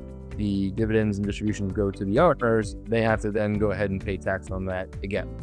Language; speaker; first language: English; native; English